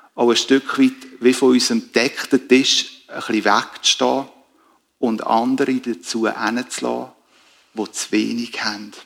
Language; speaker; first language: German; native; German